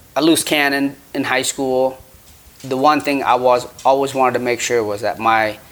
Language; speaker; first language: English; early bilingual, other home language; Khmer